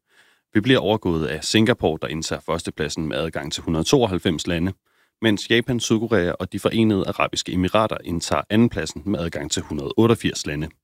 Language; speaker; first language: Danish; native; Danish